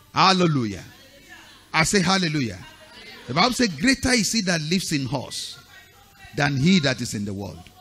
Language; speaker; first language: English; non-native, local second language; Yoruba